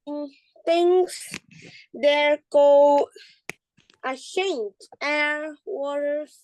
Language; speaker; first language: English; non-native, learner; Thai